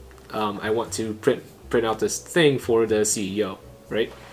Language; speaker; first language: English; non-native, fluent; Vietnamese